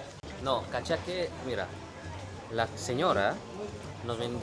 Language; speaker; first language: Spanish; non-native, learner; Indonesian